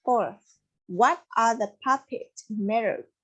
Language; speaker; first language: English; non-native, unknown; Vietnamese